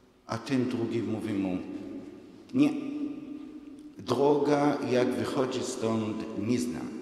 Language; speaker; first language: Polish; non-native, fluent; Hebrew